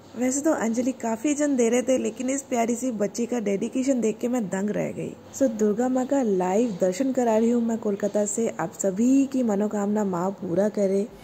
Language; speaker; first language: Hindi; non-native, local second language; Bangla